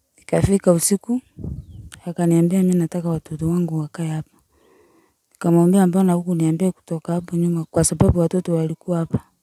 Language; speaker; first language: Swahili; non-native, local second language; Gusii